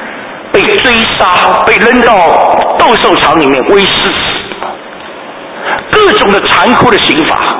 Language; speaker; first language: Chinese; native; Chinese